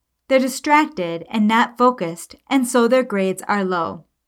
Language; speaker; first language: English; native; English